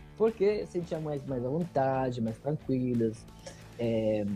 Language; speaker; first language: Portuguese; non-native, fluent; Italian